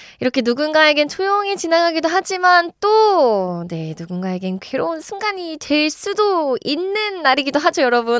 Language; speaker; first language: Korean; native; Korean